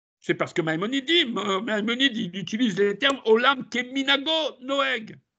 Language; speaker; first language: French; native; French